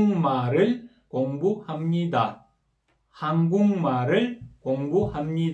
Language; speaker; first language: Korean; non-native, fluent; Kyrgyz